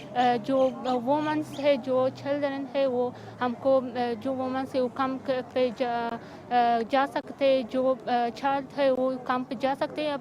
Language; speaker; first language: Hindi; non-native, learner; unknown